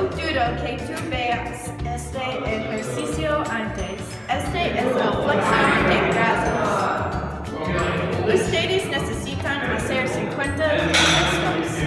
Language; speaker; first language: Spanish; non-native, learner; English